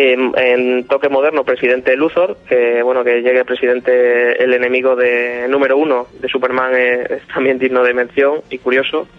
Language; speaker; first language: Spanish; native; Spanish